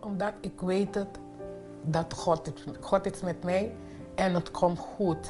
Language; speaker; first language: Dutch; non-native, local second language; Papiamento